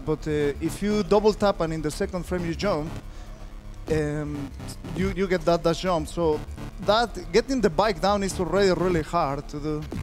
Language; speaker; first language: English; non-native, fluent; Spanish